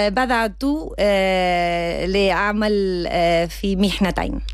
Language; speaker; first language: Arabic; non-native, learner; Spanish